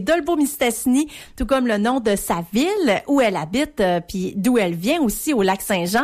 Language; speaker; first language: French; native; French